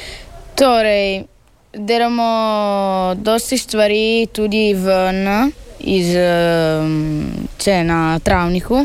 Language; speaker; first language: Slovenian; early bilingual, heritage; Italian